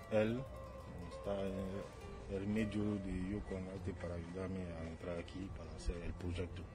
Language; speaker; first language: Spanish; non-native, learner; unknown